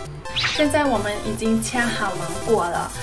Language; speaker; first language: Chinese; non-native, learner; Thai